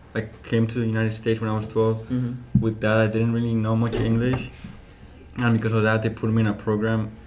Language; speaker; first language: English; early bilingual, other home language; Spanish